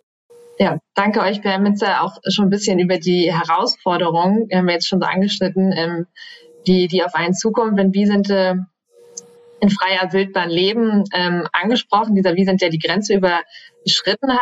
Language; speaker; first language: German; native; German